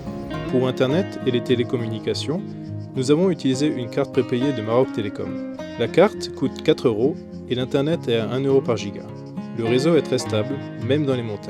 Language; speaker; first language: French; native; French